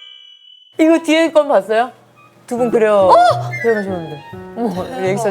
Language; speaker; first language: Korean; native; Korean